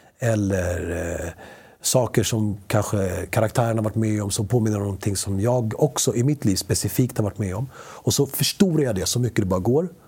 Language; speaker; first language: Swedish; early bilingual, other home language; Spanish